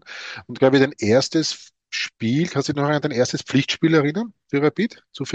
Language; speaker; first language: German; native; German